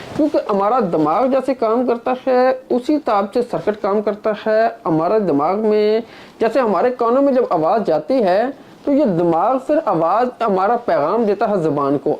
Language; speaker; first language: Urdu; non-native, local second language; Punjabi